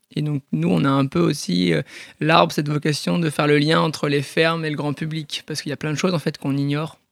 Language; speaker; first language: French; native; French